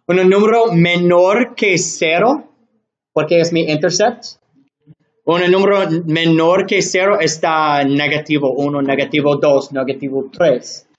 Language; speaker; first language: Spanish; non-native, learner; English